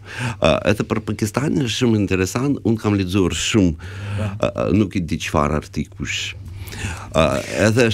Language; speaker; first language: Albanian; non-native, fluent; Russian